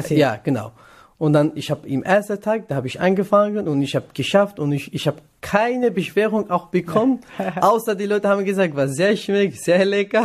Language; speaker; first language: German; non-native, learner; Kurdish